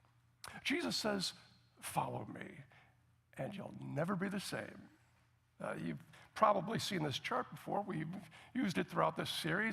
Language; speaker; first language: English; native; English